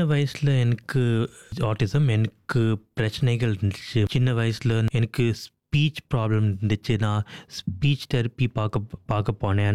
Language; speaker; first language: Tamil; early bilingual, heritage; Tamil